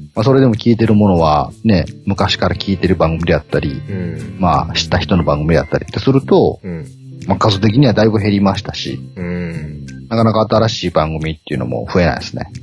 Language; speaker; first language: Japanese; native; Japanese